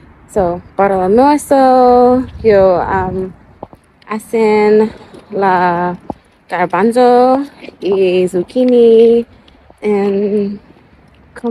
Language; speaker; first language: Spanish; non-native, learner; English